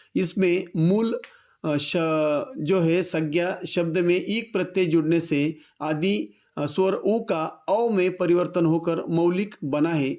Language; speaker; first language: Hindi; non-native, local second language; Marathi